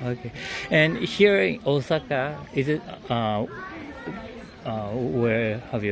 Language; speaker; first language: English; non-native, fluent; Japanese